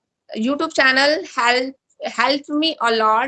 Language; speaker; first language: English; non-native, learner; Hindi